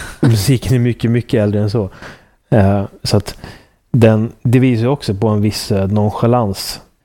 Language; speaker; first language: Swedish; native; Swedish